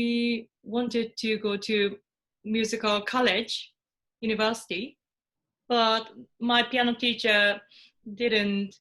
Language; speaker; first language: English; non-native, fluent; Japanese